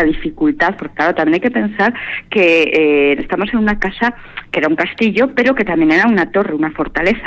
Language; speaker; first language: Spanish; native; Spanish